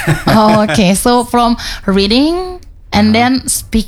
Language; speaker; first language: English; non-native, fluent; Indonesian